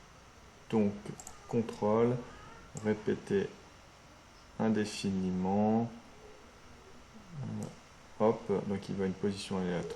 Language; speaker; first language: French; native; French